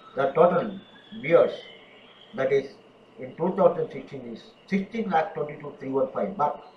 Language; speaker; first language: English; non-native, local second language; Tamil